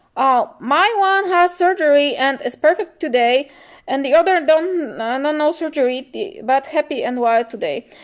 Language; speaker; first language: English; non-native, fluent; Polish